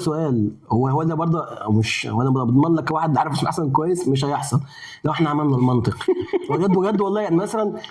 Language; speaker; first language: Arabic; native; Arabic